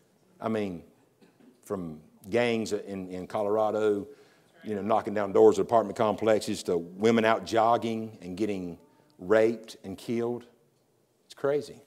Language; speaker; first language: English; native; English